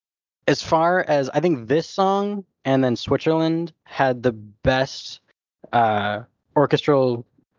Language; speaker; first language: English; native; English